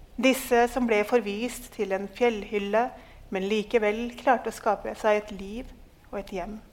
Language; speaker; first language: Norwegian; early bilingual, other home language; Urdu